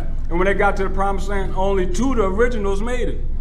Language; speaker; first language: English; native; English